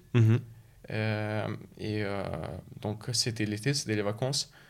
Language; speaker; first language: French; early bilingual, other home language; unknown